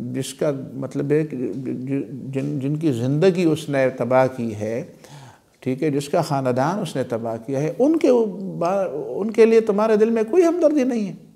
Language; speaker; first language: Urdu; non-native, local second language; Pashto